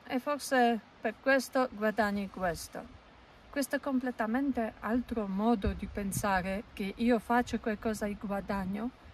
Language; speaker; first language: Italian; non-native, learner; Polish